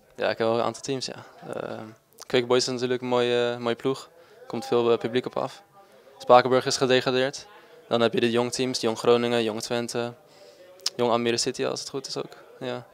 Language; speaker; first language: Dutch; native; Dutch